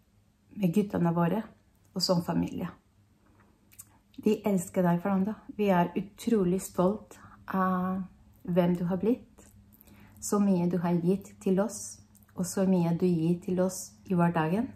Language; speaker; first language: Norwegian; non-native, learner; Spanish